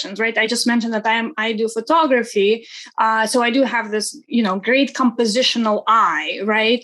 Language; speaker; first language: English; non-native, fluent; Russian